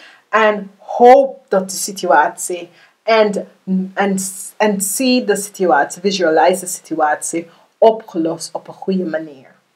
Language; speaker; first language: Dutch; non-native, learner; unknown